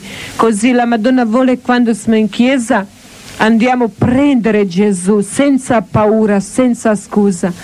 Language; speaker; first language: Italian; non-native, learner; Croatian